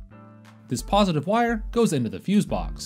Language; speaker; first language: English; native; English